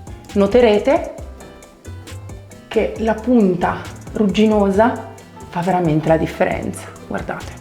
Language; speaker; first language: Italian; native; Italian